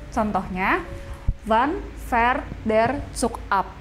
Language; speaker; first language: German; non-native, fluent; Indonesian